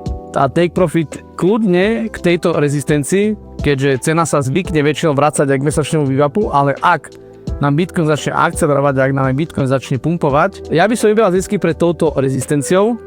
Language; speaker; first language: Slovak; native; Slovak